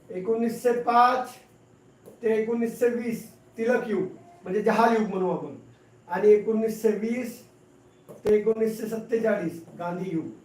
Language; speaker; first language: Marathi; non-native, local second language; Hindi